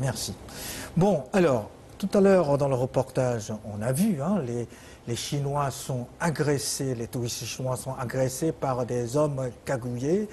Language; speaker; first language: French; non-native, fluent; Chinese